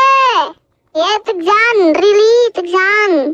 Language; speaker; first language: English; non-native, learner; Vietnamese